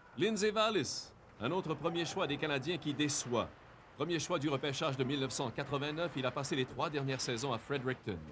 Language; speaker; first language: French; native; French